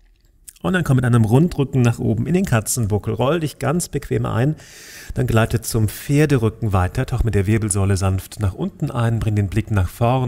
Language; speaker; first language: German; native; German